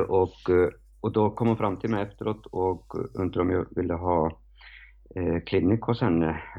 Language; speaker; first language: Swedish; non-native, fluent; Icelandic